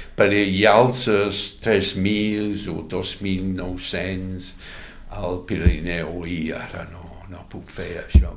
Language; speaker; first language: Catalan; non-native, fluent; English